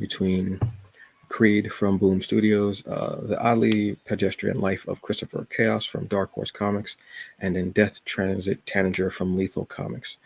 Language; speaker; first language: English; native; English